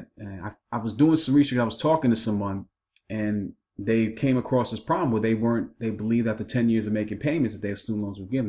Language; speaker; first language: English; native; English